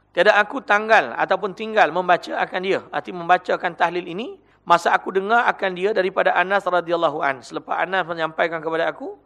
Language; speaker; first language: Malay; native; Malay